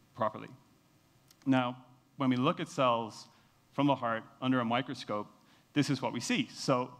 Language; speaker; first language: English; native; English